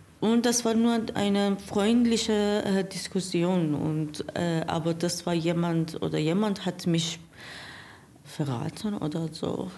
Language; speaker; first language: German; non-native, learner; Persian